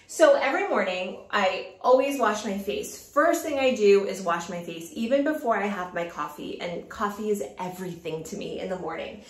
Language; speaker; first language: English; native; English